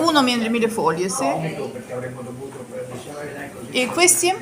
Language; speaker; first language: Italian; non-native, learner; Ukrainian